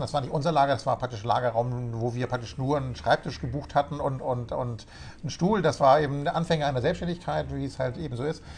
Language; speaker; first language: German; native; German